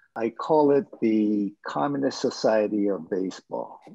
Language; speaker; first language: English; non-native, fluent; Japanese